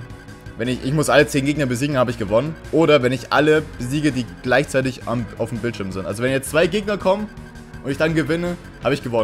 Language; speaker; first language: German; native; German